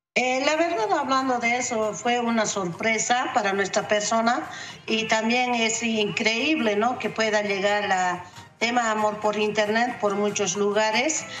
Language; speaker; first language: Spanish; native; Spanish